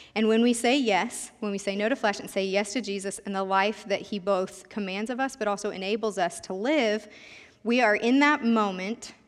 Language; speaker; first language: English; native; English